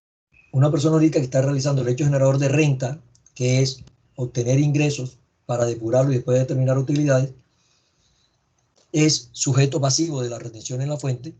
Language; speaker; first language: Spanish; native; Spanish